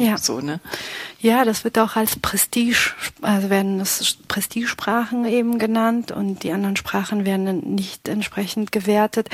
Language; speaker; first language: German; early bilingual, other home language; Pashto